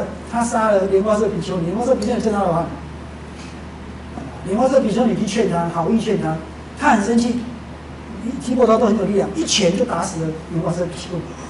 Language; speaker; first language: Chinese; native; Chinese